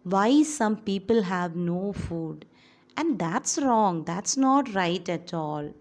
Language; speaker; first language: English; non-native, local second language; Malayalam